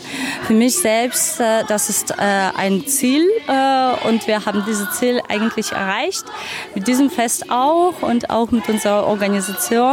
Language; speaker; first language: German; non-native, fluent; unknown